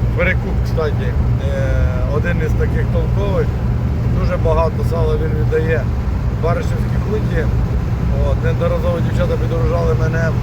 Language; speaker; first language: Ukrainian; native; Ukrainian